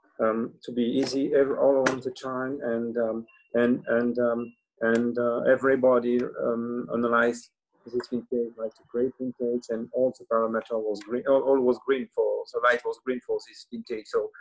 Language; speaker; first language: English; non-native, learner; French